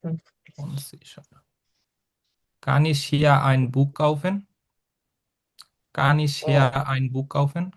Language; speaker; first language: German; non-native, learner; Bangla